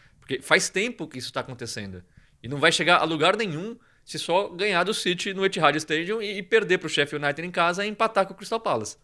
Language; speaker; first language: Portuguese; native; Portuguese